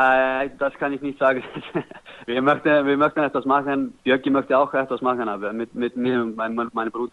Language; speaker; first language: German; non-native, learner; Icelandic